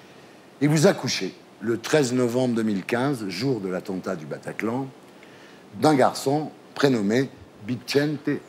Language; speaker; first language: French; native; French